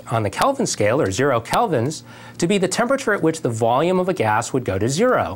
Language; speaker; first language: English; native; English